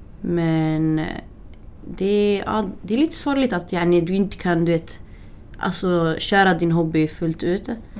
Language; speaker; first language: Swedish; early bilingual, other home language; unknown